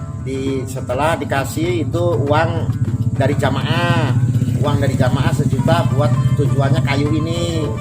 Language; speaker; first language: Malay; non-native, local second language; Javanese